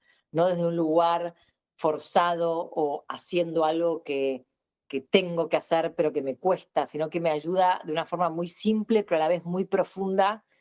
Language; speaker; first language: Spanish; native; Spanish